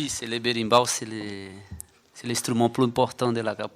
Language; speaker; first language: French; non-native, fluent; Portuguese